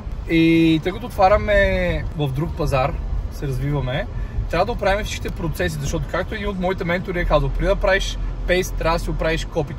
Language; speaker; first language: Bulgarian; native; Bulgarian